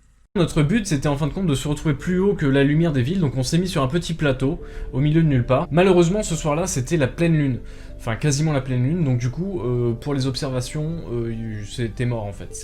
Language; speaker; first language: French; native; French